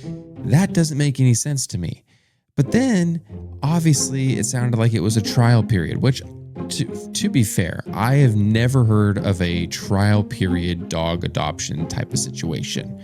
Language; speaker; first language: English; native; English